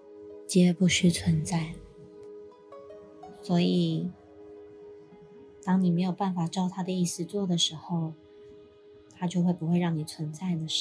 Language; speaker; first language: Chinese; native; Chinese